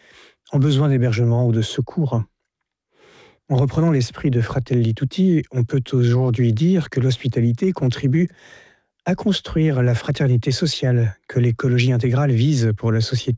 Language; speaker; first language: French; native; French